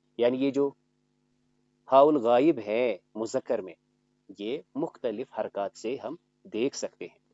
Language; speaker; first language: Urdu; native; Urdu